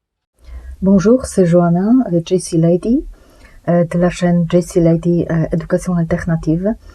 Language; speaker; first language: French; non-native, fluent; Polish